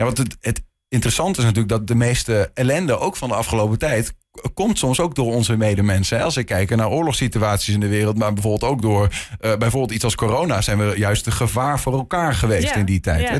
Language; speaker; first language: Dutch; native; Dutch